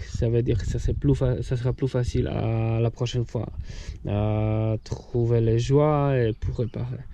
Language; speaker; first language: French; non-native, fluent; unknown